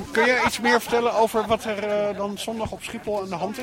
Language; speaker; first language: Dutch; native; Dutch